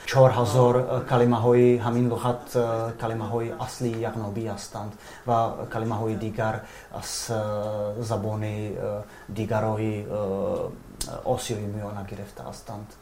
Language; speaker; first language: Persian; non-native, fluent; Czech